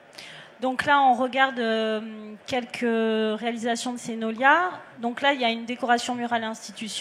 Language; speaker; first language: French; native; French